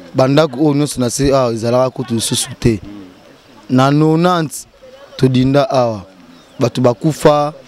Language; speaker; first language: Lingala; native; Lingala